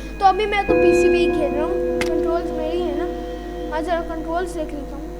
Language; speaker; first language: Urdu; native; Urdu